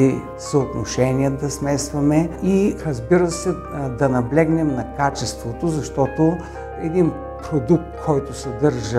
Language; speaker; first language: Bulgarian; native; Bulgarian